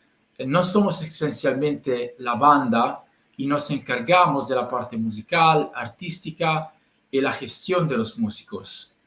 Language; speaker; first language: Spanish; non-native, learner; Italian